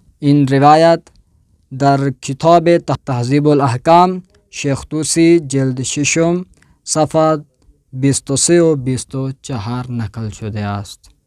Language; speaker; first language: Persian; non-native, fluent; Urdu